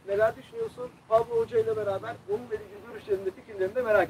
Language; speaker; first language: Turkish; native; Turkish